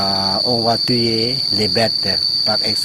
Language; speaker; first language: French; non-native, fluent; Lao